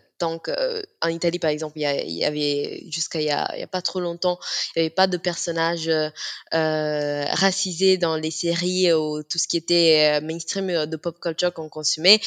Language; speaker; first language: French; non-native, fluent; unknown